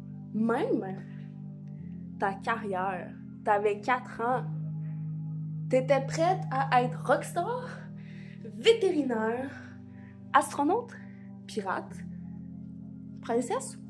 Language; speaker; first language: French; native; French